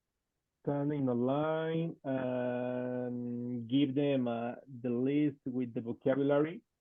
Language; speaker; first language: English; non-native, fluent; Spanish